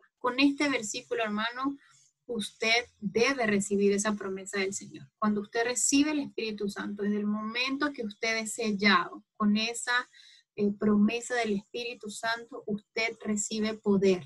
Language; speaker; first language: Spanish; native; Spanish